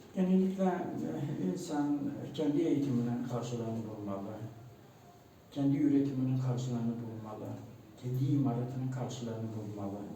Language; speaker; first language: Turkish; non-native, local second language; Kurdish